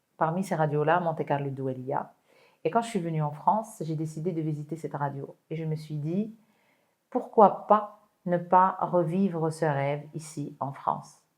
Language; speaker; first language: French; non-native, local second language; Arabic